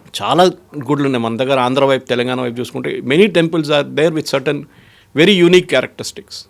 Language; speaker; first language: Telugu; non-native, fluent; Malayalam